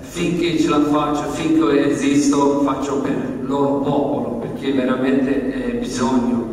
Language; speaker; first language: Italian; non-native, learner; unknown